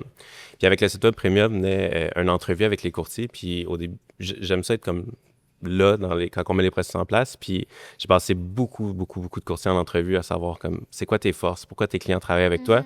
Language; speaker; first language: French; native; French